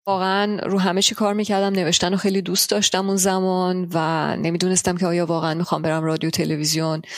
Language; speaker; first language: Persian; early bilingual, heritage; Persian